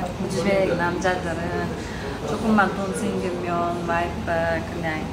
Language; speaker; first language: Korean; non-native, learner; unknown